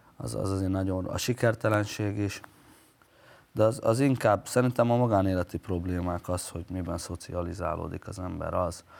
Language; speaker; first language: Hungarian; native; Hungarian